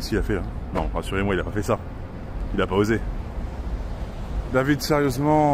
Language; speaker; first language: French; native; French